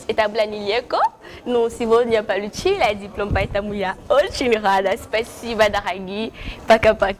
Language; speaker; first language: Russian; non-native, learner; French